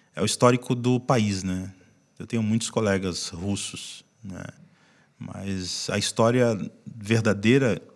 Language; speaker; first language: Portuguese; native; Portuguese